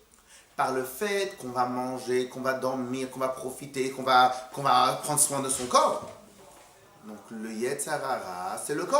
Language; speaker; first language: French; native; French